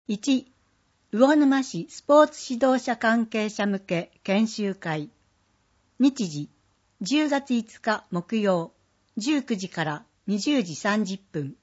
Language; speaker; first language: Japanese; native; Japanese